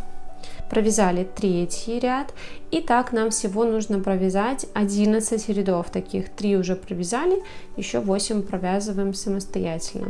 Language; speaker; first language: Russian; native; Russian